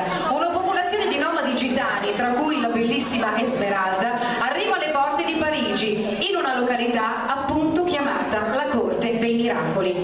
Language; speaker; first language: Italian; native; Italian